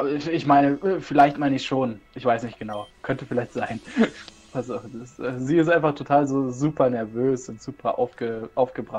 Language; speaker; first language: German; native; German